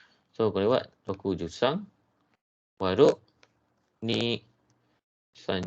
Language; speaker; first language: Japanese; non-native, fluent; Malay